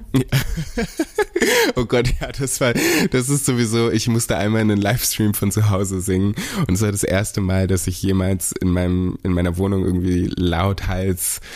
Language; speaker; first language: German; native; German